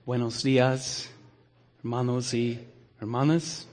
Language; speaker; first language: Spanish; non-native, learner; English